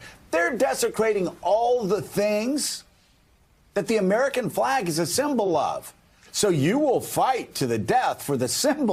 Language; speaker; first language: English; native; English